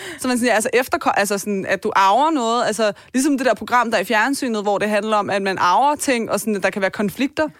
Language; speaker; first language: Danish; early bilingual, other home language; Persian